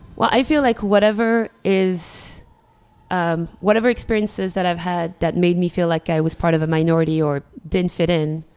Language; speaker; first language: English; early bilingual, other home language; Arabic